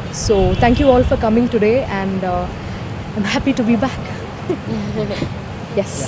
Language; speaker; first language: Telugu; non-native, local second language; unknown